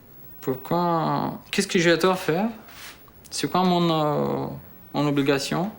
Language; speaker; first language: French; non-native, learner; Romanian